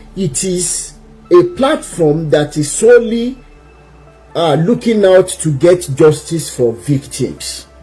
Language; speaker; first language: English; non-native, local second language; Yoruba